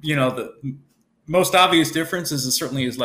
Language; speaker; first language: English; native; English